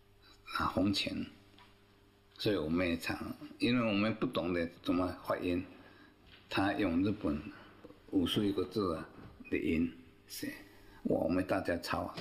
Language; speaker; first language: Chinese; non-native, local second language; Min Nan Chinese